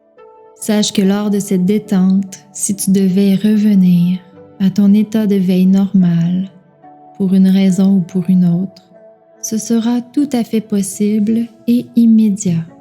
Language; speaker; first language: French; native; French